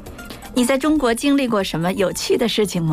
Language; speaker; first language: Chinese; native; Chinese